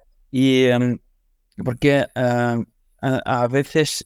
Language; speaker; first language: Spanish; non-native, learner; French